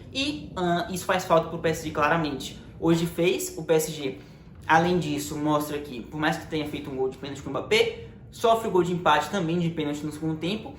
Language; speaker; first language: Portuguese; native; Portuguese